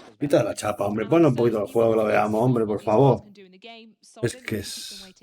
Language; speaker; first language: Spanish; native; Spanish